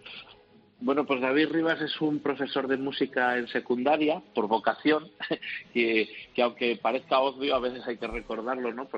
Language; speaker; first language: Spanish; native; Spanish